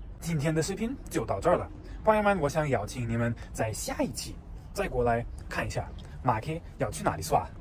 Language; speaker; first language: Chinese; non-native, fluent; German